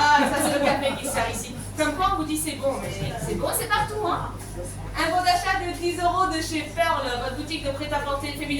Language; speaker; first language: French; native; French